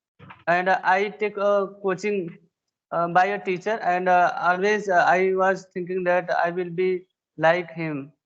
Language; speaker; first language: English; non-native, learner; Hindi